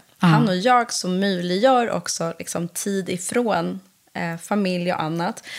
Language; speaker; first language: Swedish; early bilingual, other home language; Persian